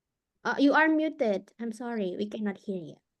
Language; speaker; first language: English; non-native, local second language; Indonesian